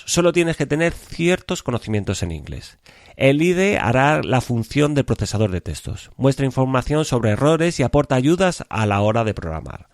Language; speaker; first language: Spanish; native; Spanish